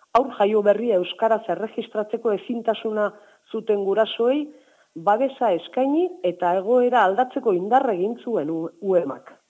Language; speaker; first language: Basque; native; Basque